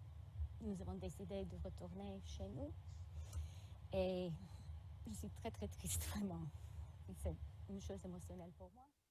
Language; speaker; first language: French; non-native, local second language; English